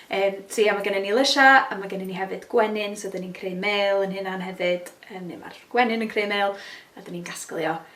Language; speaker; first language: Welsh; native; Welsh